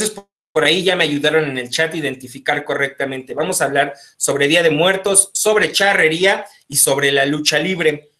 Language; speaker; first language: Spanish; native; Spanish